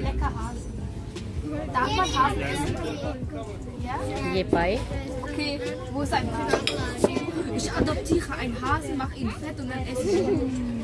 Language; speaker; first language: German; early bilingual, other home language; Urdu